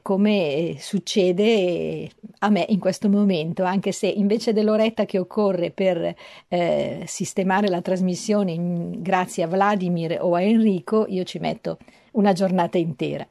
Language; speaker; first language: Italian; native; Italian